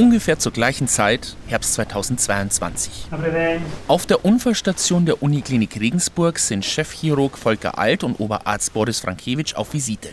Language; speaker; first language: German; native; German